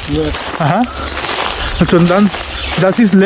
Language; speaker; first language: German; non-native, learner; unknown